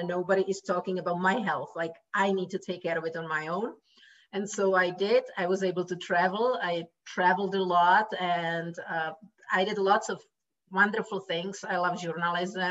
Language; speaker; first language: English; non-native, fluent; Czech